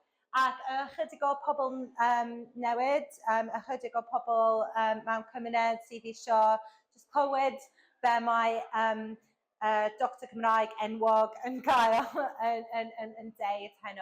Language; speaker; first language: Welsh; non-native, fluent; English